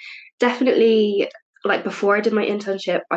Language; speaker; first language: English; native; English